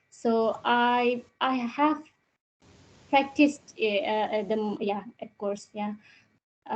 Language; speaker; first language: English; non-native, learner; Indonesian